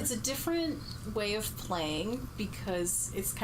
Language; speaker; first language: English; native; English